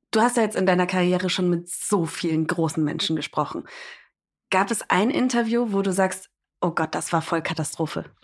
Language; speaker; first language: German; early bilingual, other home language; English